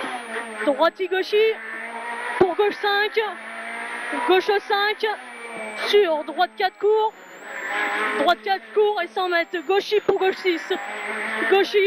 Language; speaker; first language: French; native; French